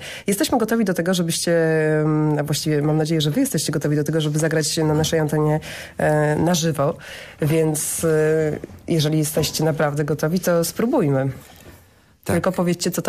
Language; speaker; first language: Polish; native; Polish